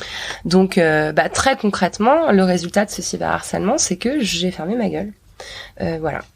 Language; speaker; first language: French; native; French